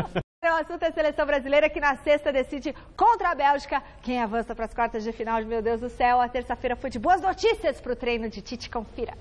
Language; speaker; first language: Portuguese; native; Portuguese